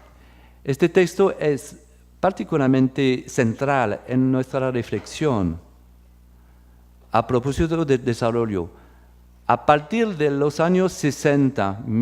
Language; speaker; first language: Spanish; non-native, fluent; French